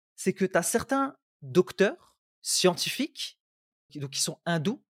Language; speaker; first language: French; non-native, local second language; Arabic